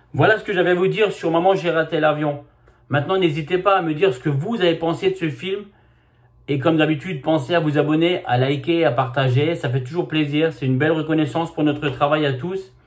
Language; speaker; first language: French; native; French